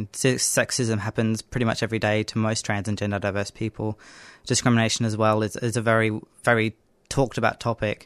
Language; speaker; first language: English; native; English